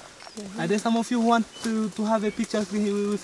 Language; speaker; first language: English; non-native, local second language; Kinyarwanda